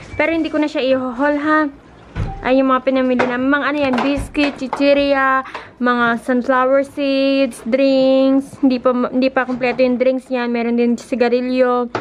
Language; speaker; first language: Filipino; native; Filipino